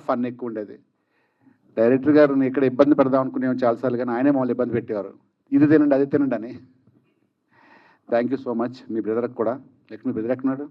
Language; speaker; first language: Telugu; native; Telugu